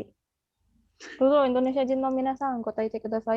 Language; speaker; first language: Japanese; non-native, fluent; Indonesian